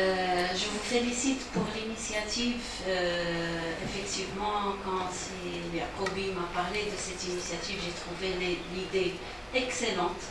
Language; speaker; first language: French; non-native, local second language; Arabic